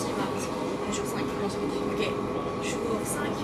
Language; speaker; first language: French; native; French